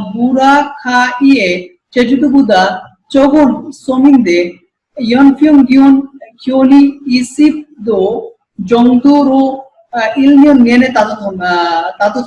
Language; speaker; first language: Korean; non-native, fluent; Bangla